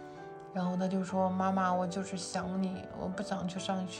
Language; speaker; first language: Chinese; native; Chinese